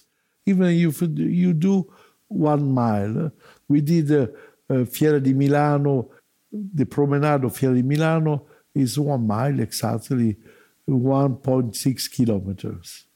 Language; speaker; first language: English; non-native, learner; Italian